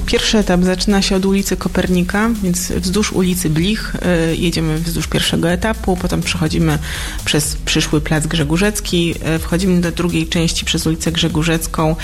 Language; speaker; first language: Polish; native; Polish